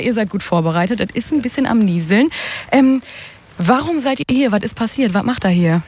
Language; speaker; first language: German; native; German